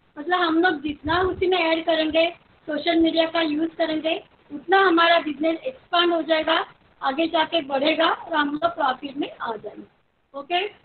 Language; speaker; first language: Hindi; non-native, local second language; Marathi